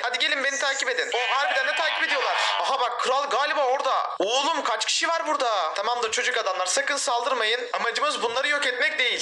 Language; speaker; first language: Turkish; native; Turkish